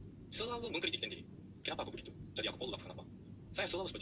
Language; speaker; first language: Indonesian; non-native, learner; Korean